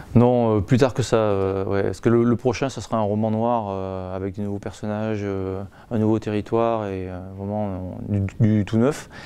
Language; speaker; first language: French; native; French